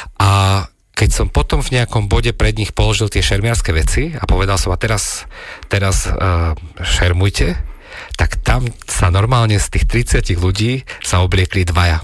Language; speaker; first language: Slovak; native; Slovak